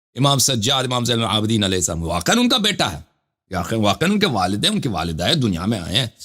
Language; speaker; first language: Urdu; native; Urdu